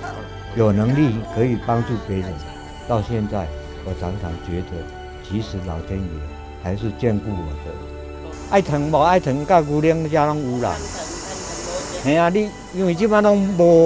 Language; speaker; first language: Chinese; non-native, local second language; Min Nan Chinese